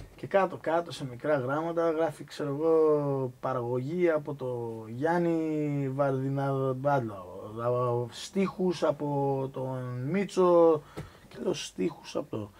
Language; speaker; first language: Greek; early bilingual, other home language; English